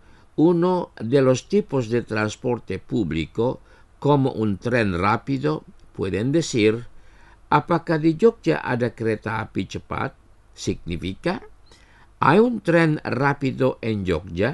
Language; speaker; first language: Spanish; non-native, fluent; Indonesian